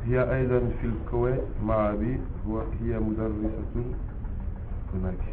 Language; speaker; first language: Arabic; non-native, learner; French